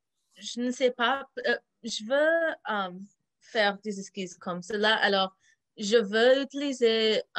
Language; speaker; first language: French; non-native, fluent; English